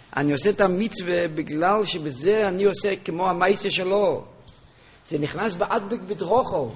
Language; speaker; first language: Hebrew; non-native, local second language; Yiddish